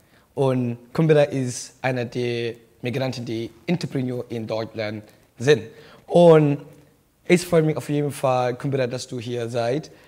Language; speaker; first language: German; non-native, learner; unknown